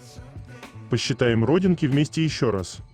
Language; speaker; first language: Russian; native; Russian